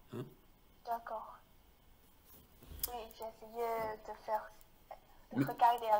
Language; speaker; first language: French; non-native, fluent; Chinese